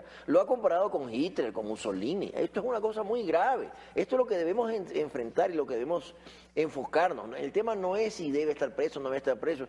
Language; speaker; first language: Spanish; native; Spanish